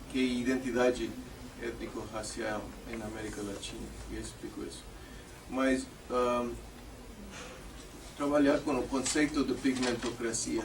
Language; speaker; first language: Portuguese; non-native, fluent; English